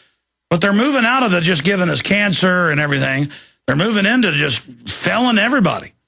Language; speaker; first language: English; native; English